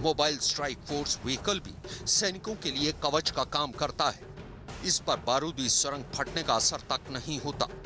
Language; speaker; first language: Hindi; native; Hindi